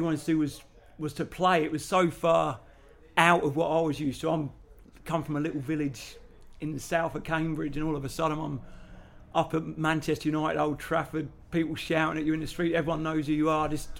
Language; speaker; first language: English; native; English